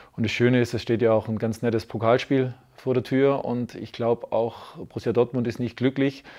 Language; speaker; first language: German; native; German